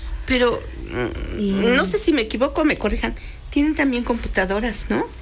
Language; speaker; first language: Spanish; native; Spanish